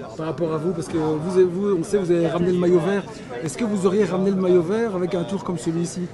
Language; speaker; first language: French; native; French